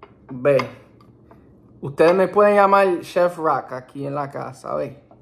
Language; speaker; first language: Spanish; early bilingual, heritage; Spanish